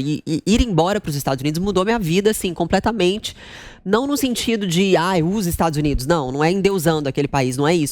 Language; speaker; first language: Portuguese; native; Portuguese